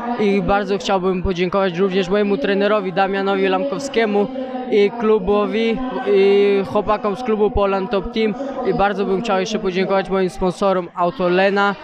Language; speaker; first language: Polish; early bilingual, other home language; Chechen